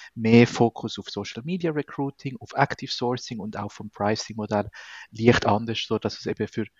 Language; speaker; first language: German; non-native, fluent; Spanish